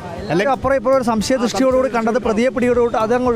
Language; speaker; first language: Malayalam; native; Malayalam